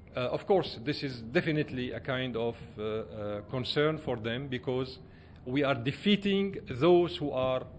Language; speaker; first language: English; non-native, fluent; Arabic